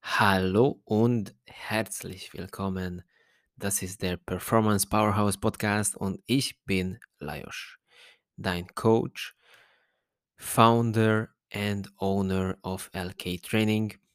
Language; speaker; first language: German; non-native, fluent; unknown